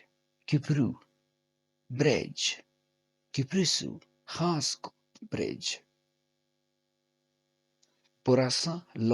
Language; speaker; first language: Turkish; non-native, fluent; Urdu